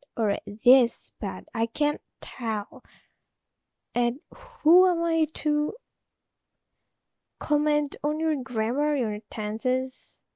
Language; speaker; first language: English; non-native, learner; Indonesian